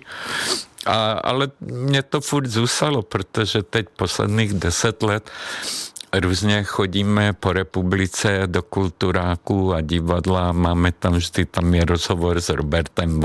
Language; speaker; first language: Czech; non-native, fluent; Hungarian